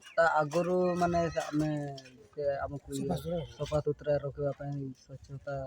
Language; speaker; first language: Odia; non-native, local second language; Santali